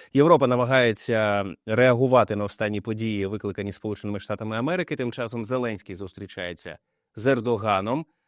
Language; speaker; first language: Ukrainian; native; Ukrainian